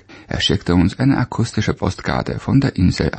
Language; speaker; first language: German; native; German